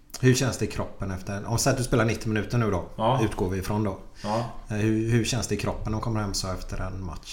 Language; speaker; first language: Swedish; native; Swedish